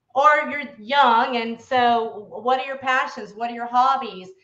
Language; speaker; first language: English; native; English